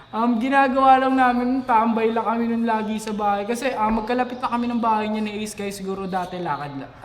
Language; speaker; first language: Filipino; native; Filipino